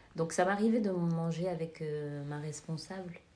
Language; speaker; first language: French; native; French